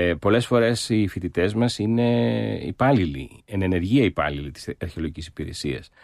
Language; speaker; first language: Greek; early bilingual, heritage; Greek